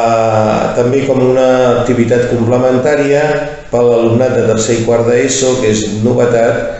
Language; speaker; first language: Catalan; native; Catalan